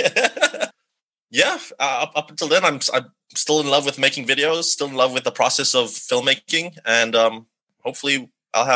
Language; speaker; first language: English; non-native, local second language; Malay